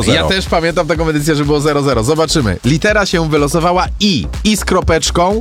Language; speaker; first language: Polish; native; Polish